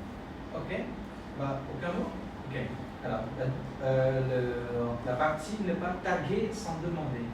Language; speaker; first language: French; non-native, fluent; Khmer